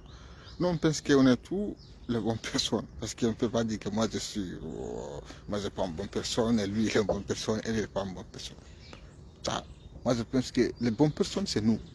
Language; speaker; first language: French; non-native, fluent; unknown